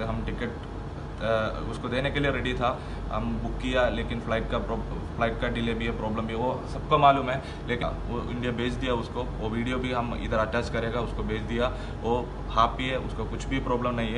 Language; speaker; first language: Hindi; non-native, learner; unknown